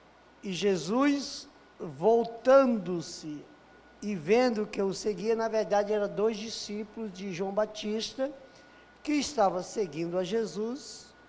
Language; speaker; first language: Portuguese; native; Portuguese